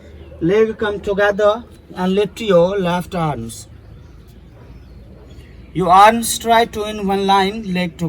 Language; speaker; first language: English; non-native, local second language; Hindi